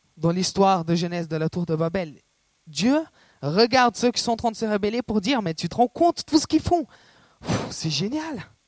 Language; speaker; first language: French; non-native, fluent; Portuguese